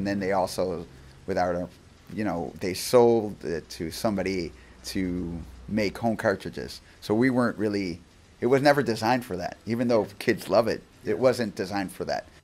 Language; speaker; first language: English; early bilingual, other home language; Spanish